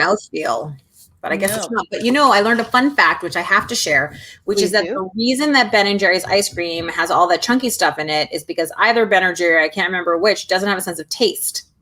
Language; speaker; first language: English; native; English